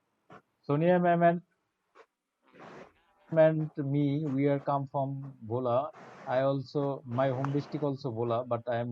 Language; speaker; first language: English; non-native, learner; Bangla